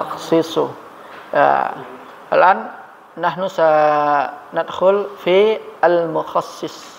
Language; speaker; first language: Arabic; non-native, fluent; Indonesian